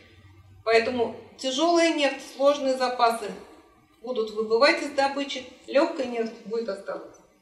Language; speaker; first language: Russian; native; Russian